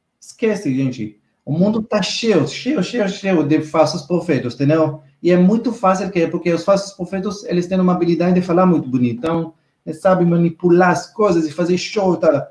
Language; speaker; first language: Portuguese; non-native, fluent; Hebrew